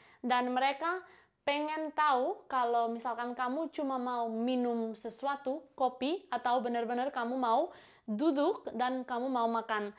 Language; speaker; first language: Indonesian; non-native, fluent; Spanish